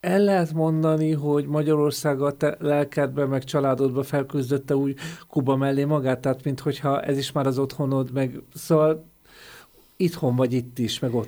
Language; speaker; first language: Hungarian; native; Hungarian